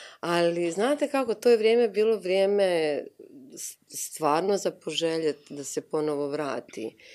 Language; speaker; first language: Croatian; native; Croatian